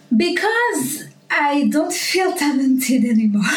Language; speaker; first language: English; non-native, learner; French